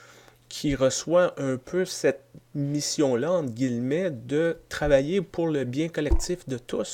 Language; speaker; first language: French; native; French